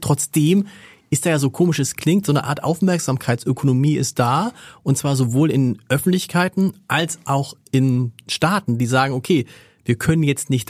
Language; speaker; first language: German; native; German